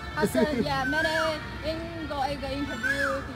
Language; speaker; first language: Hindi; non-native, learner; Chinese